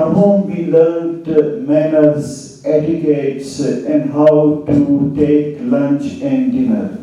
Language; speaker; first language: English; non-native, local second language; Urdu